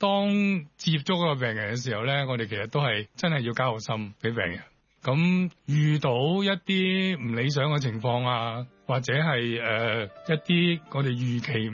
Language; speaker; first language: Cantonese; native; Cantonese